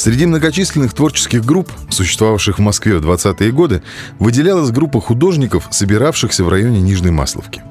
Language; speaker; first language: Russian; native; Russian